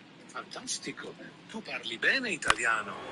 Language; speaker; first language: Italian; non-native, learner; Portuguese